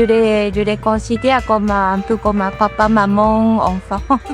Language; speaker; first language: French; non-native, fluent; Japanese